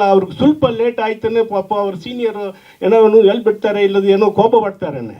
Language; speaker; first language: Kannada; non-native, fluent; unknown